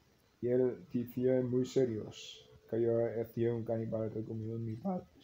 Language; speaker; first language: Spanish; non-native, learner; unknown